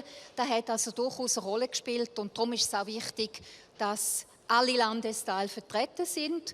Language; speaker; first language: German; native; German